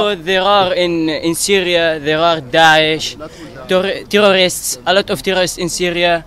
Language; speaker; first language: English; non-native, learner; Arabic